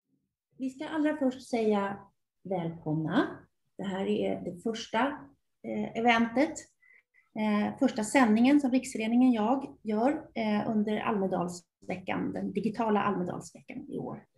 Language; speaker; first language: Swedish; native; Swedish